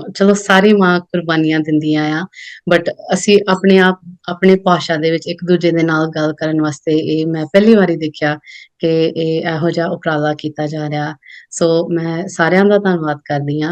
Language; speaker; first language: Punjabi; early bilingual, other home language; English